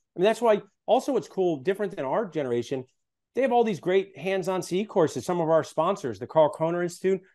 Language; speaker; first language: English; native; English